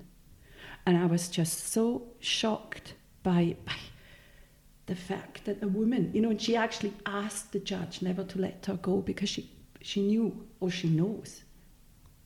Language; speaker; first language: English; non-native, fluent; Swiss German